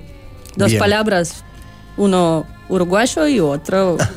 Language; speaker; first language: Spanish; non-native, learner; Russian